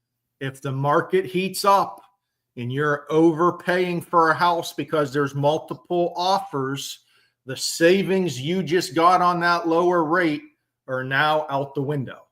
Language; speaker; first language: English; native; English